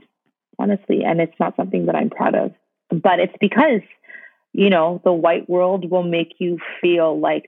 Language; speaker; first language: English; native; English